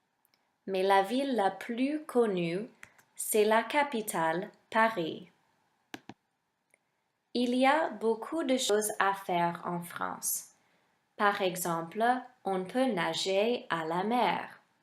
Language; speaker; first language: French; non-native, fluent; English